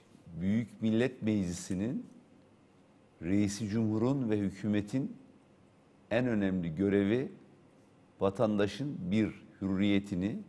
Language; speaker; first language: Turkish; native; Turkish